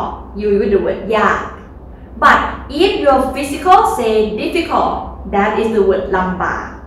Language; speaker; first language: English; non-native, learner; Thai